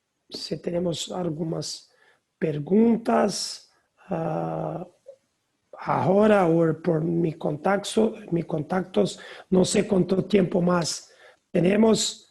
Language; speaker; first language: Spanish; non-native, learner; Portuguese